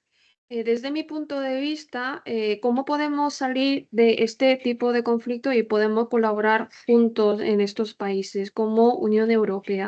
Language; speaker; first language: Spanish; non-native, learner; Korean